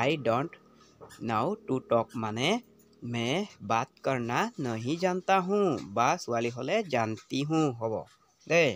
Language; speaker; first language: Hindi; non-native, local second language; Assamese